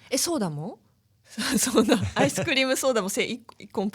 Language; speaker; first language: French; non-native, fluent; Japanese